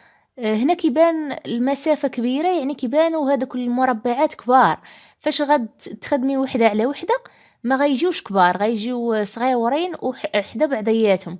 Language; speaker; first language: Arabic; native; Arabic